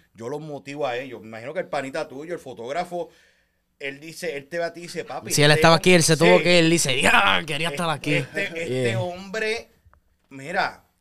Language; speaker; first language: Spanish; native; Spanish